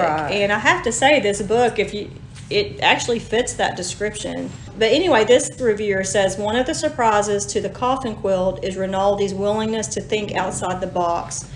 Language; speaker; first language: English; native; English